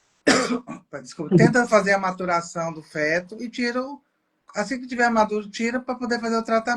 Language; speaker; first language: Portuguese; native; Portuguese